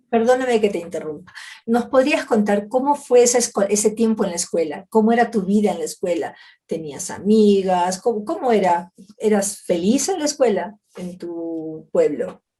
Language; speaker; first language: Spanish; native; Spanish